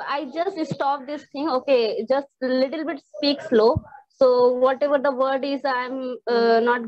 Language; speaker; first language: English; non-native, learner; Hindi